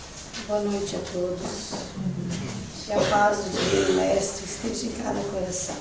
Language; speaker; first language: Portuguese; native; Portuguese